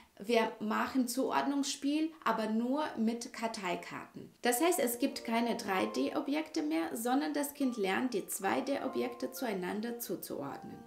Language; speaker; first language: German; non-native, fluent; Russian